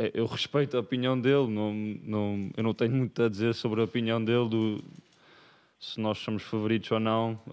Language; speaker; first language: Portuguese; early bilingual, other home language; English